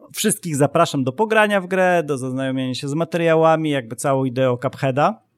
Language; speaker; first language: Polish; native; Polish